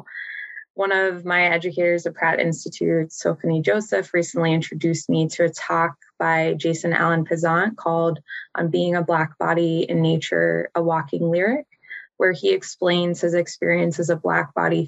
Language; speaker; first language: English; native; English